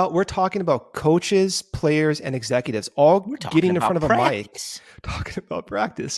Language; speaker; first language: English; native; English